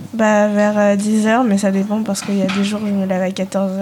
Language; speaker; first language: French; native; French